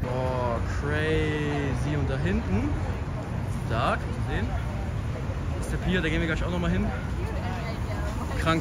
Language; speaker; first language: German; native; German